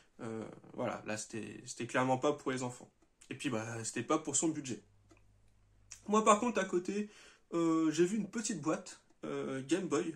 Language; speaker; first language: French; native; French